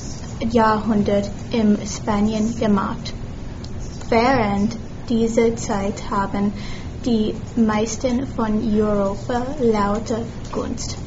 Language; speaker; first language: German; non-native, learner; English